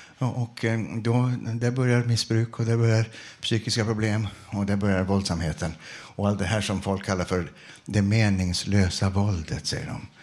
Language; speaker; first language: Swedish; non-native, fluent; English